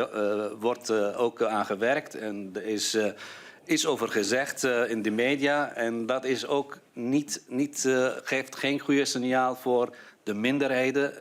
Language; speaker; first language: Dutch; non-native, fluent; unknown